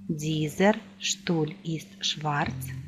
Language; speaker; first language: German; non-native, fluent; Ukrainian